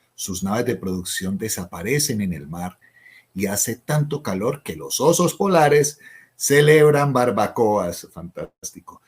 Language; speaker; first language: Spanish; native; Spanish